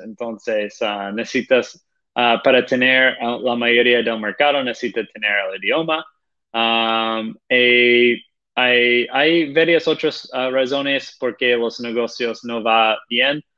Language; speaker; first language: Spanish; non-native, fluent; Portuguese